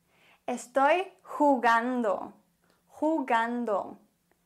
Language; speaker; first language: Spanish; non-native, fluent; German